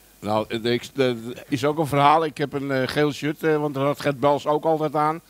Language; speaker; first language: Dutch; early bilingual, other home language; German